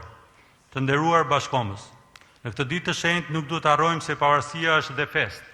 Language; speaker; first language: Albanian; native; Albanian